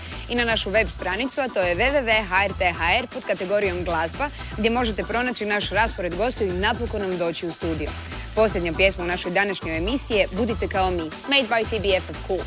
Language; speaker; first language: Bosnian; native; Bosnian